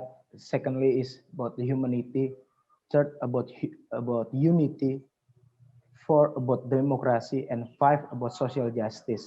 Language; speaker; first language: English; non-native, learner; Indonesian